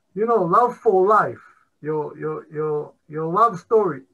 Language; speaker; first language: English; non-native, fluent; Hebrew